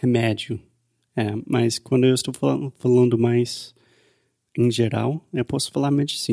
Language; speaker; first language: Portuguese; non-native, fluent; English